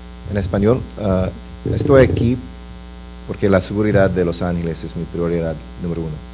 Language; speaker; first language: Spanish; non-native, fluent; English